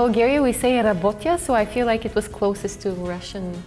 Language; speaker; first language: English; non-native, fluent; Bulgarian